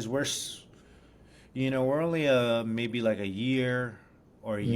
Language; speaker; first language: English; native; English